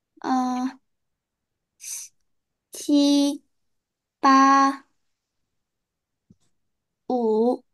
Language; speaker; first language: Chinese; non-native, learner; Vietnamese